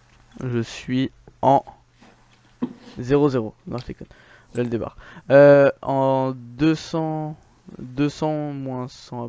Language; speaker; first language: French; native; French